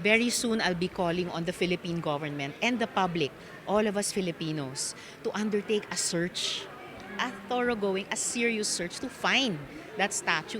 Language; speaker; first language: English; non-native, local second language; Filipino